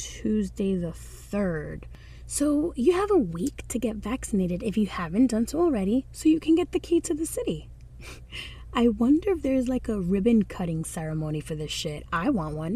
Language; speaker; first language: English; non-native, fluent; Spanish